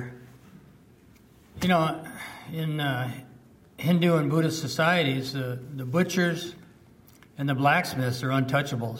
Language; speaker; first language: English; early bilingual, other home language; French